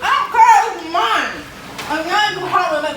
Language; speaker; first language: English; native; English